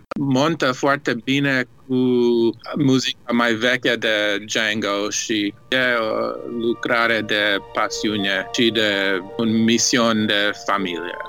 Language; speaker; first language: Romanian; early bilingual, heritage; Romanian